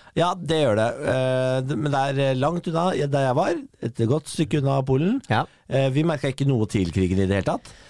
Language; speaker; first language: Norwegian; native; Norwegian